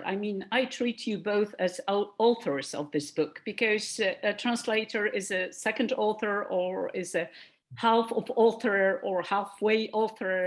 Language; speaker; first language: English; non-native, fluent; Polish